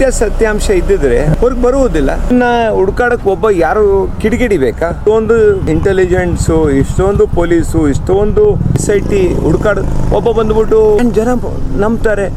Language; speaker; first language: Kannada; non-native, local second language; Urdu